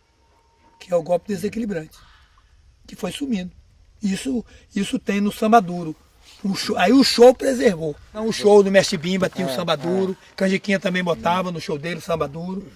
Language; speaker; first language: Portuguese; native; Portuguese